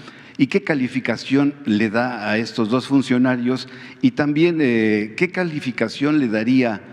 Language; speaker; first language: Spanish; native; Spanish